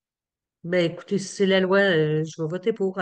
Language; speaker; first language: French; native; French